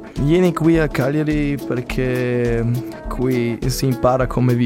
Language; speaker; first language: Italian; non-native, learner; German